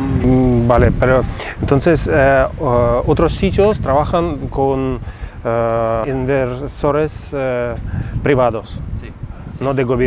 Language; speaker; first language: Spanish; non-native, fluent; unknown